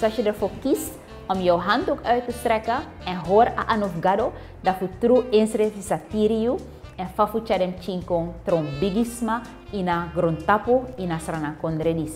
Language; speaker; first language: Dutch; native; Dutch